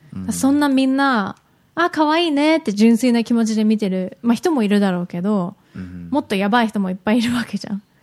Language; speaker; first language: Japanese; native; Japanese